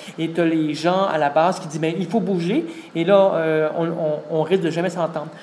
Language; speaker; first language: French; native; French